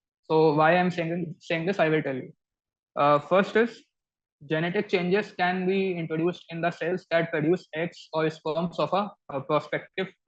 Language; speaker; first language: English; non-native, local second language; Hindi